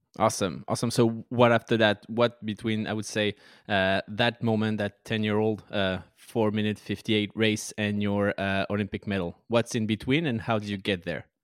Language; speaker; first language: English; non-native, fluent; French